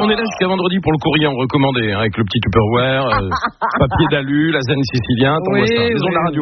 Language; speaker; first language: French; native; French